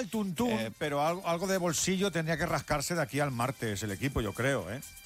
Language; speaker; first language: Spanish; native; Spanish